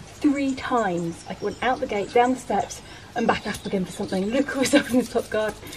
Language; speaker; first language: English; native; English